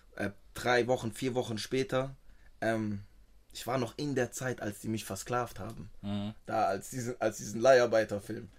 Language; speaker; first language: German; native; German